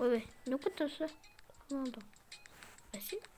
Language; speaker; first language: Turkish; non-native, learner; Kazakh